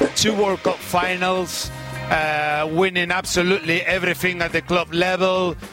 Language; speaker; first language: English; non-native, fluent; Spanish